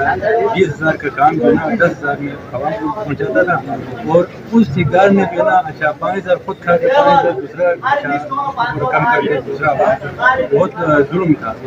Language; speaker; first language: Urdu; non-native, local second language; Balti